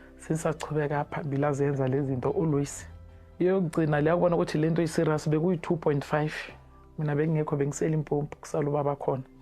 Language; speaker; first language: Zulu; non-native, local second language; Tsonga